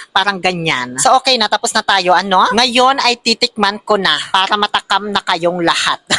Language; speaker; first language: Filipino; native; Filipino